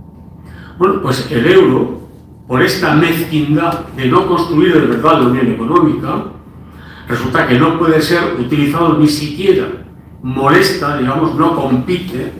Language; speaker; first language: Spanish; native; Spanish